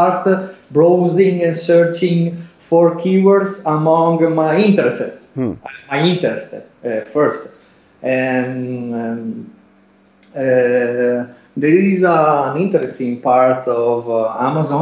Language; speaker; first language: English; non-native, fluent; Italian